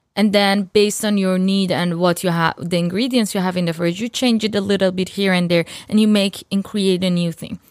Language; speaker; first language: English; non-native, fluent; Persian